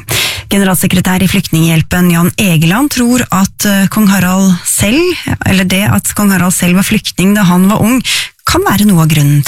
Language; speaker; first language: Norwegian; native; Norwegian